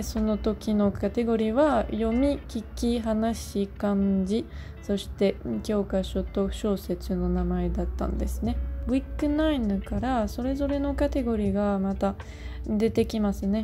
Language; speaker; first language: Japanese; non-native, learner; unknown